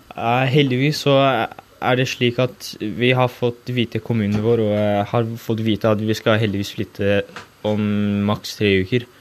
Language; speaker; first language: Norwegian; early bilingual, other home language; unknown